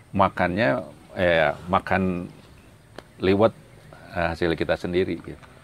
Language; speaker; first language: Indonesian; non-native, local second language; Sundanese